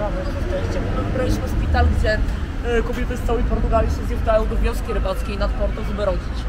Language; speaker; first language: Polish; native; Polish